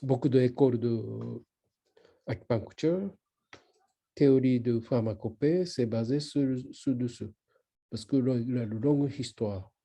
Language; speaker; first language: French; non-native, learner; Japanese